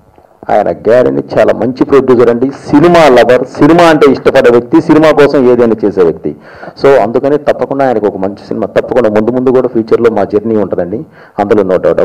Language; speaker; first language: Telugu; native; Telugu